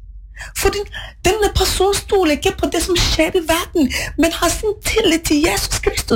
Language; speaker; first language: Norwegian; non-native, fluent; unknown